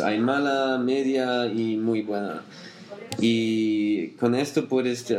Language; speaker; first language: Spanish; non-native, learner; German